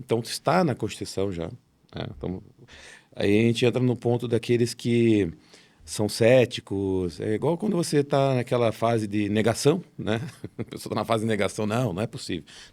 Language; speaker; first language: Portuguese; native; Portuguese